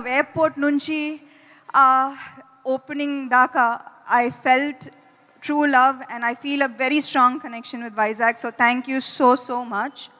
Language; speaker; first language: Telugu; non-native, fluent; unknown